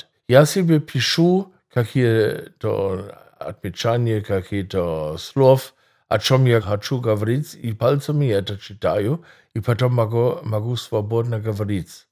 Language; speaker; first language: Russian; non-native, fluent; German